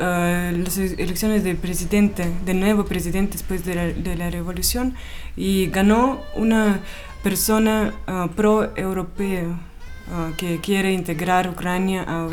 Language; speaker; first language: Spanish; non-native, fluent; Russian